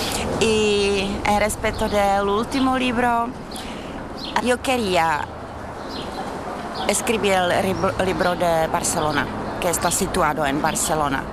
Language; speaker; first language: Spanish; non-native, fluent; Czech